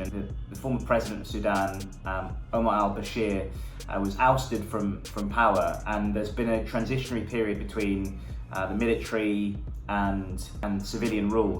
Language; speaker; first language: English; native; English